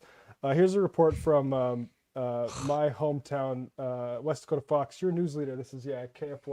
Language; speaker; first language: English; native; English